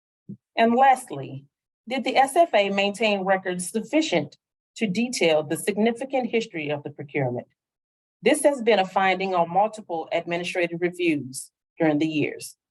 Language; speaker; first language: English; native; English